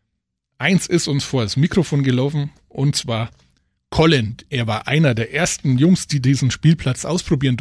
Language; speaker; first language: German; native; German